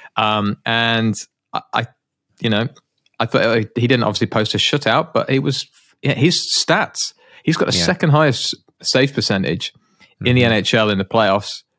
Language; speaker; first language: English; native; English